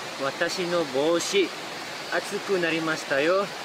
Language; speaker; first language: Japanese; non-native, learner; Malay